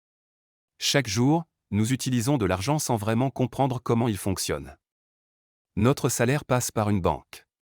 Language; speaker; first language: French; native; French